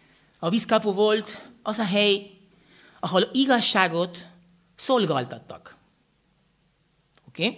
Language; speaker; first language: Hungarian; non-native, fluent; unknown